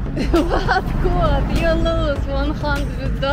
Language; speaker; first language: English; non-native, learner; Russian